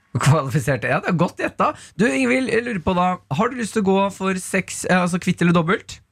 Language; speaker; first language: Norwegian; native; Norwegian